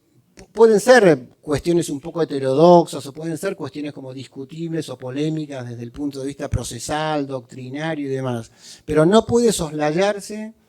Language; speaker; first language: Spanish; native; Spanish